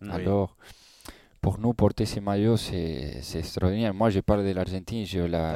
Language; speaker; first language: French; non-native, learner; Spanish